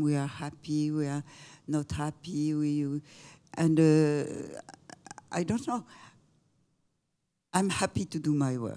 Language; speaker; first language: English; non-native, fluent; French